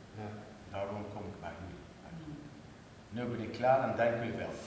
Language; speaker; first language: Dutch; non-native, learner; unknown